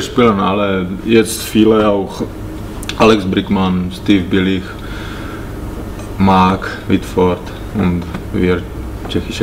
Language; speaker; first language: German; non-native, learner; Czech